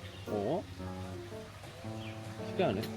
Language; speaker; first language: Korean; native; Korean